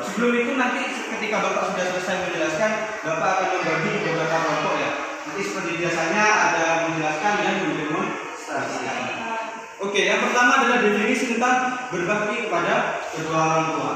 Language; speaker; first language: Indonesian; native; Indonesian